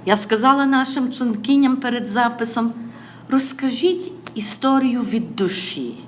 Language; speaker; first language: Ukrainian; early bilingual, other home language; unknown